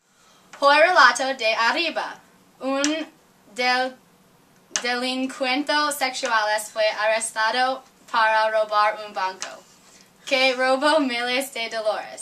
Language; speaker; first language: Spanish; non-native, learner; English